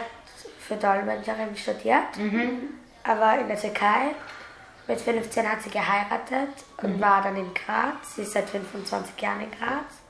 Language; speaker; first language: German; early bilingual, other home language; Turkish